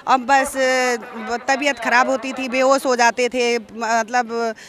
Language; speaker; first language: Hindi; native; Hindi